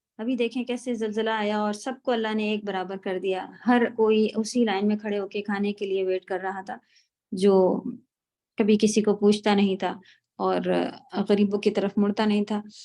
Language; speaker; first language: Urdu; native; Urdu